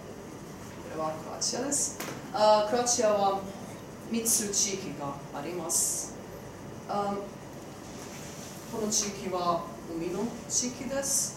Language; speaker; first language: Japanese; non-native, learner; Croatian